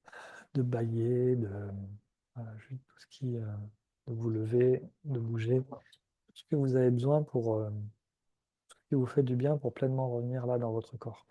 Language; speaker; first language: French; native; French